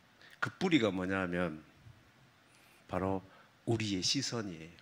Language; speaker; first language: Korean; native; Korean